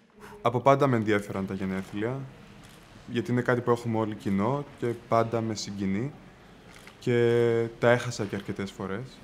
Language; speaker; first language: Greek; native; Greek